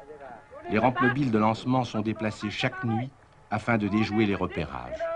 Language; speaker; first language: French; native; French